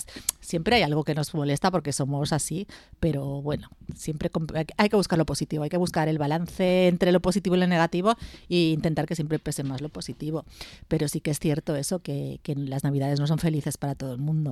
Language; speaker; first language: Spanish; native; Spanish